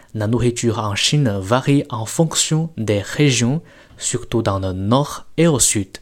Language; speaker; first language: French; non-native, fluent; Chinese